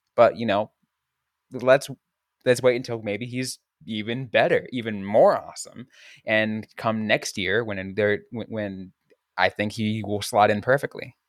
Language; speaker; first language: English; native; English